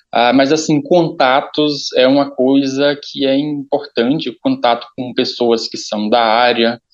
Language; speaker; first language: Portuguese; native; Portuguese